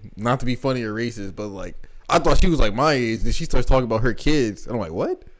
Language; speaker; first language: English; native; English